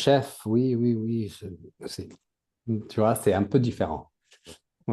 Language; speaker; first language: French; native; French